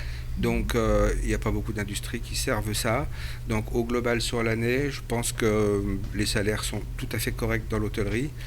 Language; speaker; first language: French; native; French